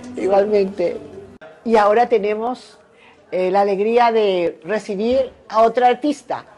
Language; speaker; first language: Spanish; native; Spanish